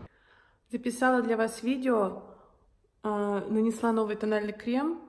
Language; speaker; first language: Russian; native; Russian